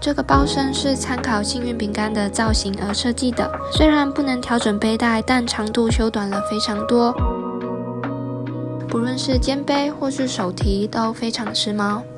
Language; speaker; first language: Chinese; native; Chinese